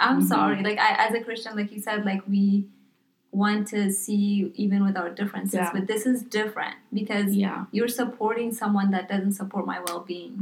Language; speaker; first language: English; non-native, fluent; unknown